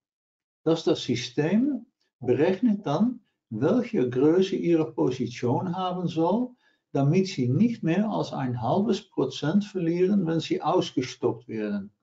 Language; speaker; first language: German; non-native, learner; Dutch